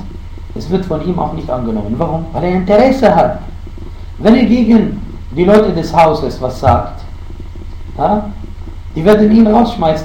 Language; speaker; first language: German; non-native, fluent; Arabic